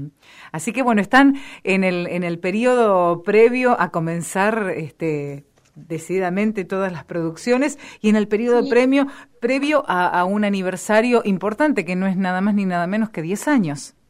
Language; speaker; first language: Spanish; native; Spanish